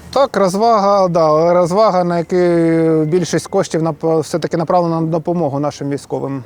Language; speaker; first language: Ukrainian; non-native, local second language; Russian